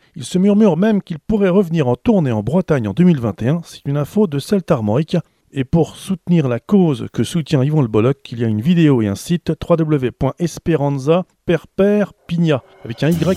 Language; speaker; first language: French; native; French